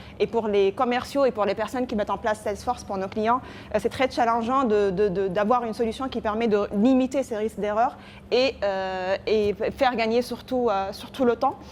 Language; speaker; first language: French; non-native, local second language; Arabic